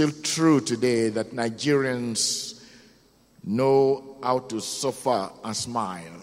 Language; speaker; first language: English; non-native, local second language; Yoruba